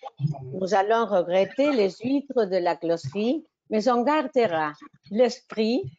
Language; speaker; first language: French; non-native, fluent; Spanish